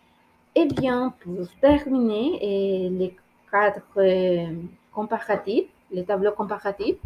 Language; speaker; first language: French; non-native, learner; Spanish